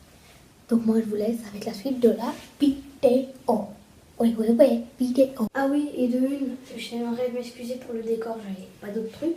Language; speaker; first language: French; native; French